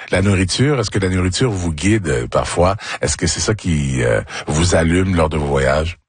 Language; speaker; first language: French; native; French